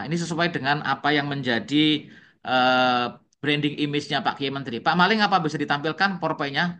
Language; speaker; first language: Indonesian; native; Indonesian